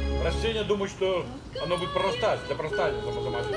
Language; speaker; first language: Russian; native; Russian